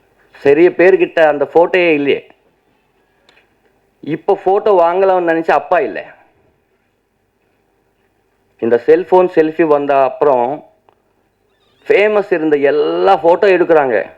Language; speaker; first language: Tamil; non-native, learner; Telugu